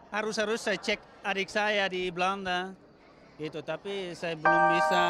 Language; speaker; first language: Indonesian; non-native, learner; Dutch